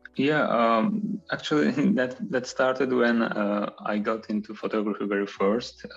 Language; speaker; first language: English; non-native, fluent; Azerbaijani